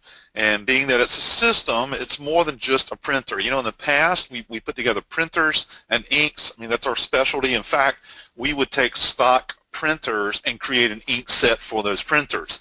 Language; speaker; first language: English; native; English